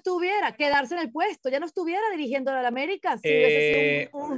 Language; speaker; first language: Spanish; native; Spanish